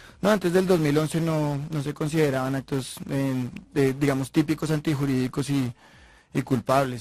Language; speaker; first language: Spanish; native; Spanish